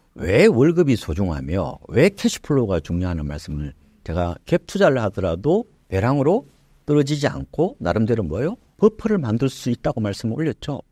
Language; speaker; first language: Korean; native; Korean